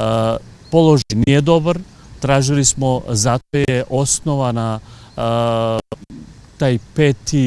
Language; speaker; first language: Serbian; non-native, local second language; Romany